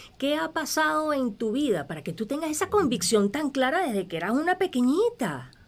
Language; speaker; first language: Spanish; native; Spanish